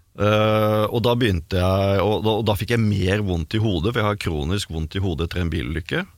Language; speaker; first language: Norwegian; native; Norwegian